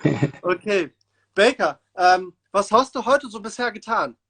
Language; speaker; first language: German; native; German